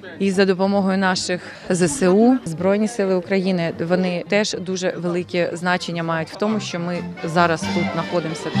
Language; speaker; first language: Ukrainian; native; Ukrainian